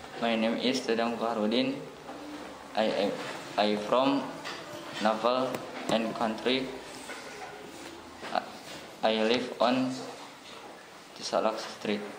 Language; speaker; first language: English; non-native, learner; Indonesian